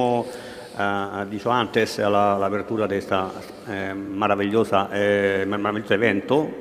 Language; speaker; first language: Spanish; non-native, learner; Italian